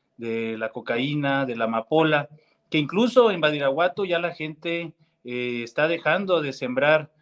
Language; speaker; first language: Spanish; native; Spanish